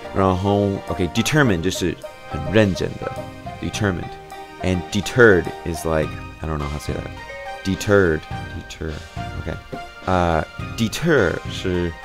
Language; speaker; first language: English; native; English